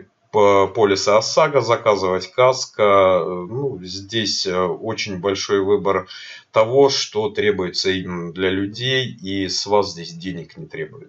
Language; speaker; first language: Russian; native; Russian